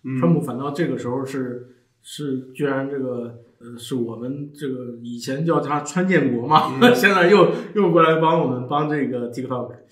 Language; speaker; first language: Chinese; native; Chinese